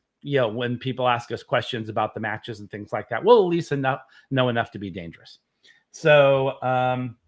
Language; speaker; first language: English; native; English